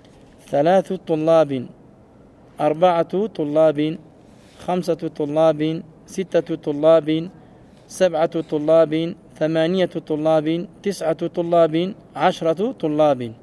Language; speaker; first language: Arabic; non-native, fluent; French